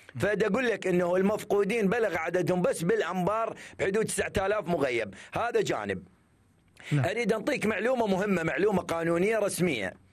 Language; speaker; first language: Arabic; native; Arabic